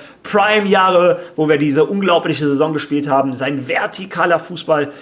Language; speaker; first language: German; native; German